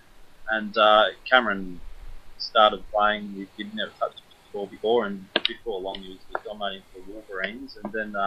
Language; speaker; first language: English; native; English